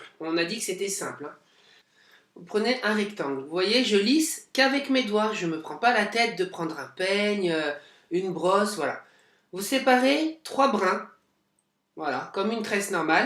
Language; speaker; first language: French; native; French